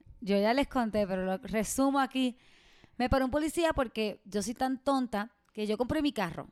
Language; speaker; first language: Spanish; native; Spanish